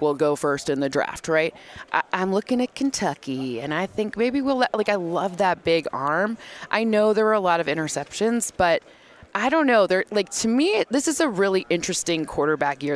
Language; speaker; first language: English; native; English